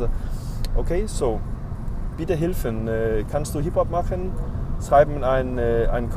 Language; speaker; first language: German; non-native, learner; Danish